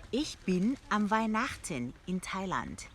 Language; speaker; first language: German; non-native, fluent; Thai